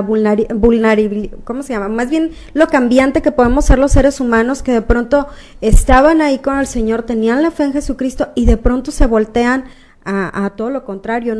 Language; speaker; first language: Spanish; native; Spanish